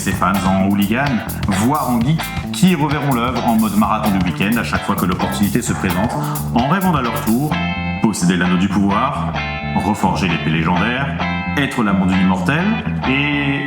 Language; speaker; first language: French; native; French